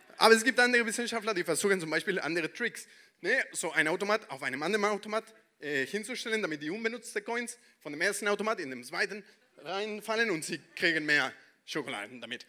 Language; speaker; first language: German; non-native, fluent; Spanish